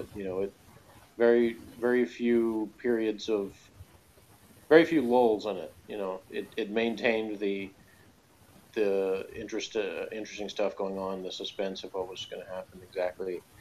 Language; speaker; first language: English; native; English